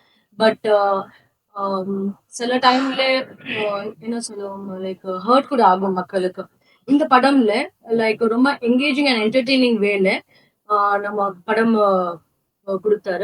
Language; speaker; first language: Tamil; non-native, learner; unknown